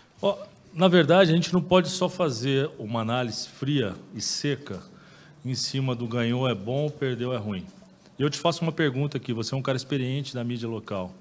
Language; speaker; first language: Portuguese; native; Portuguese